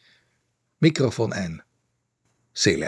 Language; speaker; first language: German; native; German